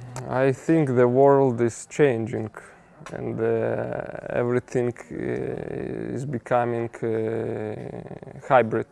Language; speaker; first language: English; non-native, fluent; Italian